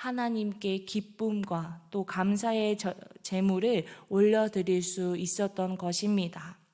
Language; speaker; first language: Korean; native; Korean